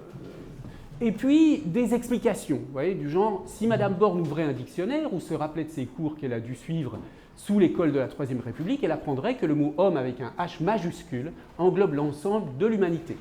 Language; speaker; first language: French; native; French